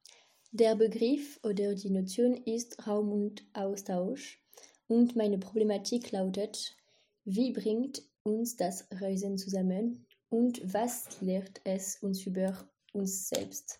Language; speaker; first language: German; non-native, learner; French